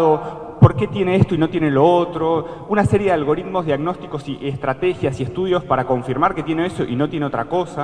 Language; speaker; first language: Spanish; native; Spanish